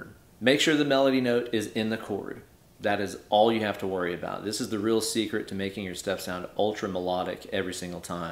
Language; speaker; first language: English; native; English